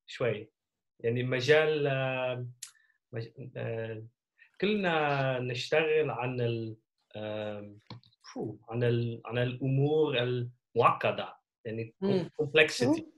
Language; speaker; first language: Arabic; non-native, learner; Dutch